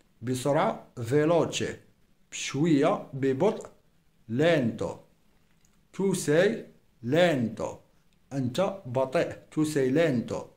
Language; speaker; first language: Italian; non-native, fluent; Arabic